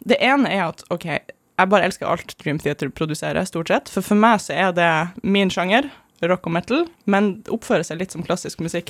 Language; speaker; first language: Norwegian; early bilingual, other home language; German